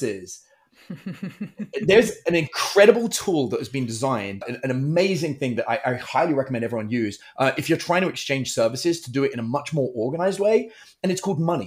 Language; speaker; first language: English; native; English